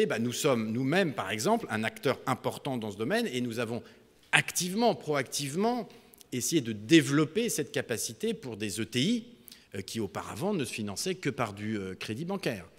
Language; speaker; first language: French; native; French